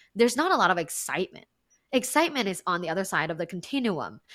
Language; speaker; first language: English; non-native, fluent; Thai